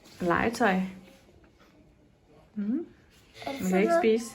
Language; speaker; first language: Danish; non-native, learner; Thai